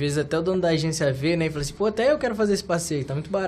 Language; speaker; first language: Portuguese; native; Portuguese